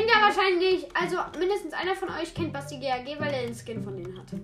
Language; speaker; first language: German; native; German